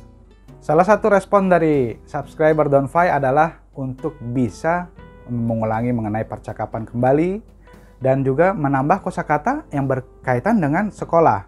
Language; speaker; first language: Indonesian; native; Indonesian